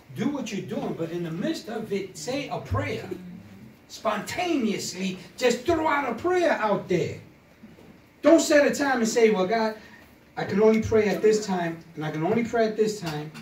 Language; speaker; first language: English; early bilingual, other home language; Spanish